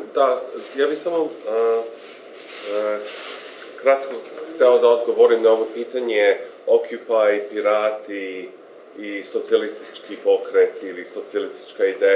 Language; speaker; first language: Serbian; non-native, fluent; English